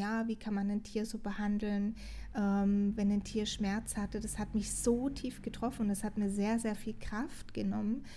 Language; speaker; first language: German; non-native, fluent; Portuguese